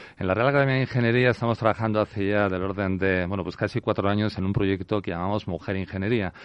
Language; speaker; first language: Spanish; native; Spanish